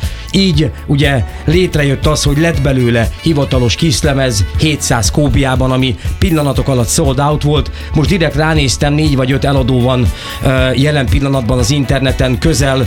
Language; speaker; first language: Hungarian; native; Hungarian